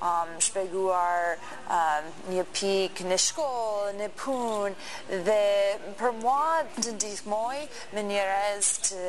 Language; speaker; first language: Albanian; non-native, learner; English